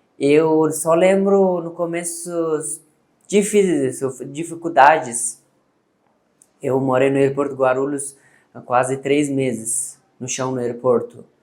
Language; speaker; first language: Portuguese; non-native, learner; Persian